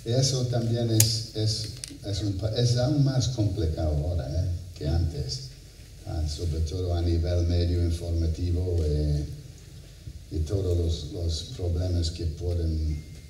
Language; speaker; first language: Spanish; non-native, fluent; English